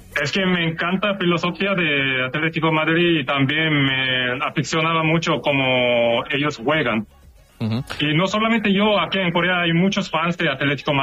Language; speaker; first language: Spanish; non-native, fluent; Korean